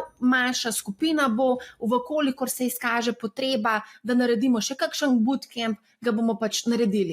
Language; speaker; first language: Slovenian; native; Slovenian